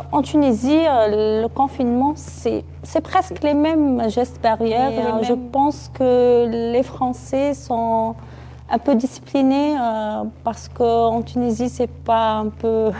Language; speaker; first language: French; non-native, local second language; Arabic